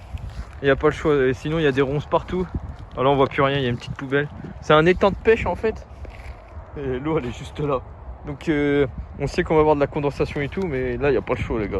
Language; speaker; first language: French; native; French